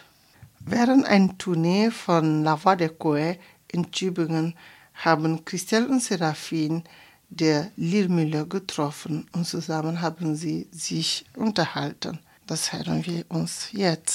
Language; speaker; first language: German; non-native, fluent; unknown